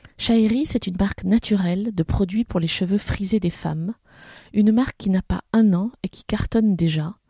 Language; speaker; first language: French; native; French